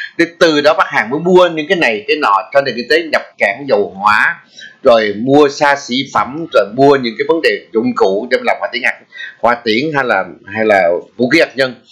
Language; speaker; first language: Vietnamese; native; Vietnamese